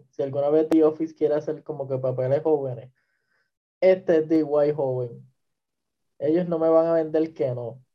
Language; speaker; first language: Spanish; native; Spanish